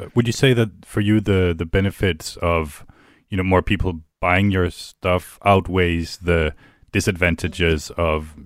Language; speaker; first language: English; non-native, fluent; Danish